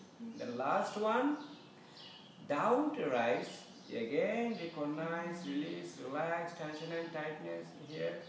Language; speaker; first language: English; non-native, fluent; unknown